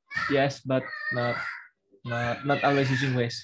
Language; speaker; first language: English; non-native, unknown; Indonesian